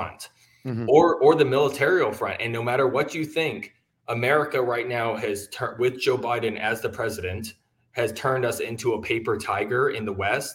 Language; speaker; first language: English; native; English